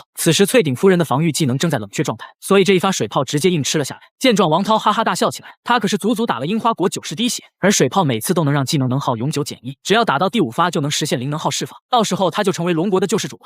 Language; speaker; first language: Chinese; native; Chinese